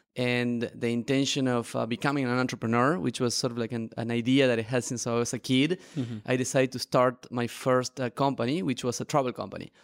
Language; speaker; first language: English; non-native, fluent; Spanish